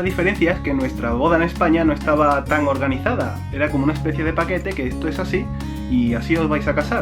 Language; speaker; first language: Spanish; native; Spanish